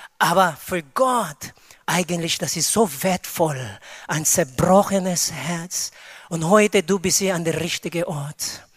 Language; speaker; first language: German; non-native, fluent; Filipino